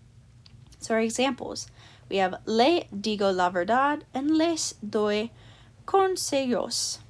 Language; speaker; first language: Spanish; non-native, learner; English